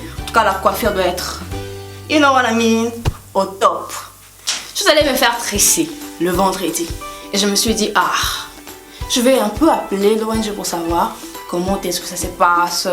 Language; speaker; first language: French; non-native, local second language; Lingala